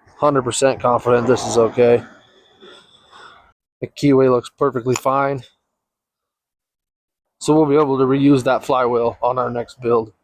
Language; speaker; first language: English; native; English